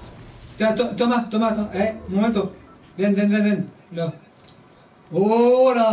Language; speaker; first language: Spanish; non-native, learner; French